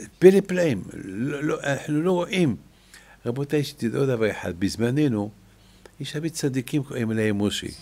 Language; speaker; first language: Hebrew; non-native, fluent; French